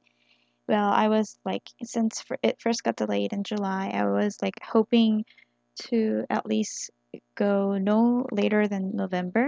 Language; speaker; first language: English; non-native, fluent; Korean